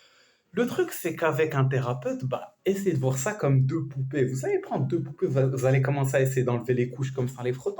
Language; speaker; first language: French; native; French